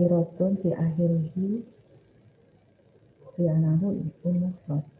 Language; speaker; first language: Arabic; non-native, learner; Indonesian